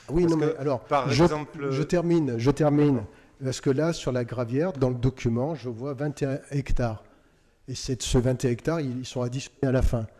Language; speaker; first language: French; native; French